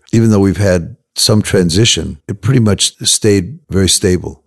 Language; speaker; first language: English; native; English